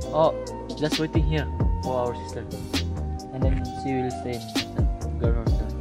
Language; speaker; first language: English; non-native, learner; Indonesian